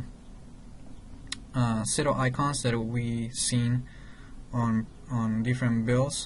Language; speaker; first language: English; non-native, fluent; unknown